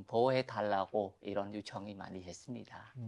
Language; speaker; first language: Korean; non-native, fluent; Khmer